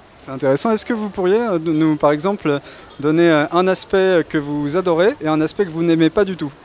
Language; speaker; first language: French; native; French